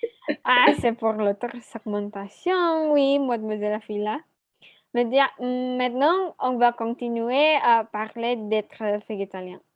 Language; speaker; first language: French; non-native, learner; Indonesian